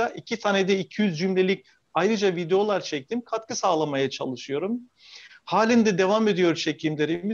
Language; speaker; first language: Turkish; native; Turkish